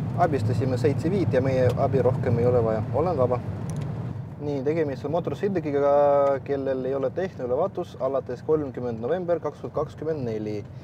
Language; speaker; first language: Estonian; non-native, local second language; Russian